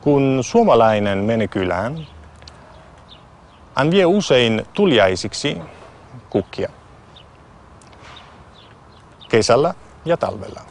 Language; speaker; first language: Finnish; non-native, fluent; Italian